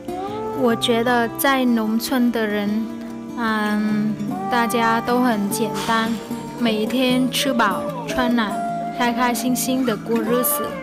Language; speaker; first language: Chinese; non-native, fluent; Vietnamese